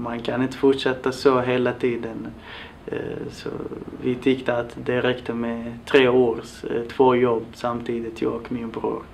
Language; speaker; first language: Swedish; non-native, fluent; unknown